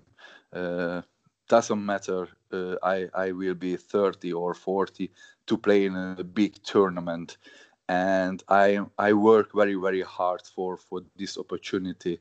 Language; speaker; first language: English; non-native, learner; Hungarian